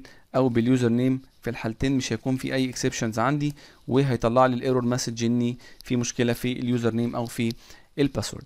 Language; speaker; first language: Arabic; native; Arabic